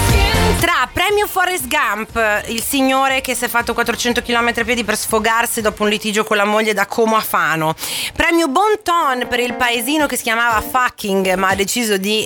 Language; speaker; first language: Italian; native; Italian